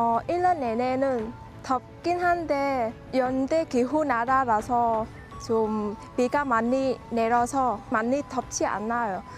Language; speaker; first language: Korean; non-native, learner; Vietnamese